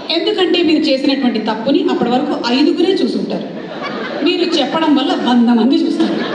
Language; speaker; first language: Telugu; non-native, local second language; Malayalam